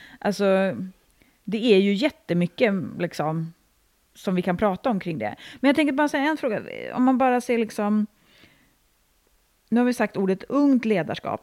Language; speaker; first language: Swedish; native; Swedish